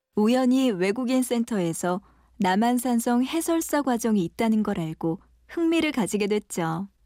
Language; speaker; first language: Korean; native; Korean